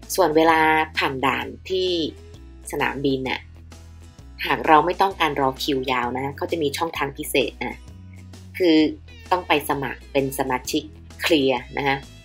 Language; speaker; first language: Thai; native; Thai